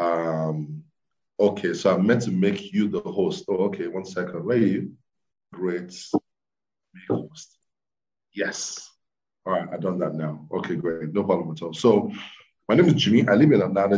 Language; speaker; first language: English; non-native, local second language; Yoruba